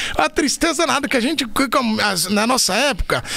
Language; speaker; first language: Portuguese; native; Portuguese